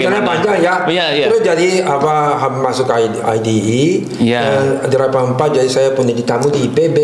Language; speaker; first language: Indonesian; non-native, fluent; Japanese